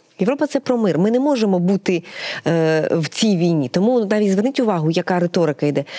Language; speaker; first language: Ukrainian; native; Ukrainian